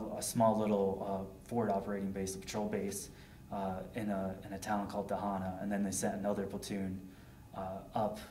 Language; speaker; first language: English; native; English